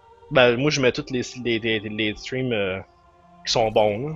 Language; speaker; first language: French; native; French